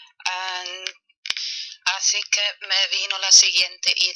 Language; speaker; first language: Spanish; non-native, fluent; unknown